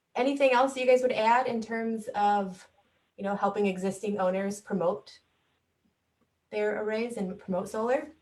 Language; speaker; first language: English; native; English